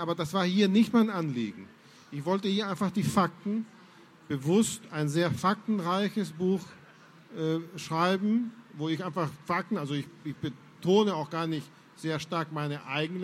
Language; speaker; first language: German; non-native, fluent; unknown